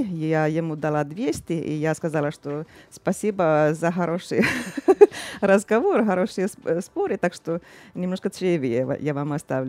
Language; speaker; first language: Russian; non-native, fluent; Finnish